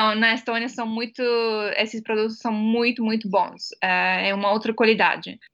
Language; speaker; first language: Portuguese; non-native, fluent; Estonian